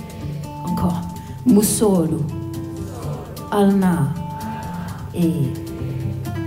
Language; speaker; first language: French; non-native, learner; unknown